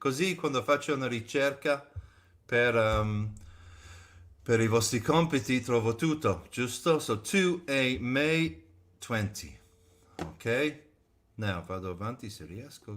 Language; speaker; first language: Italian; non-native, fluent; English